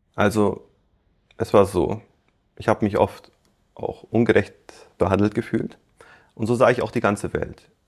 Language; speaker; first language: German; native; German